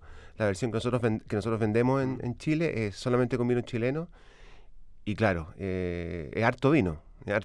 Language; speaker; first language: Spanish; native; Spanish